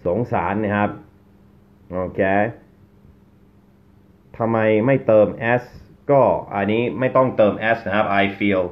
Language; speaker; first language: Thai; non-native, fluent; English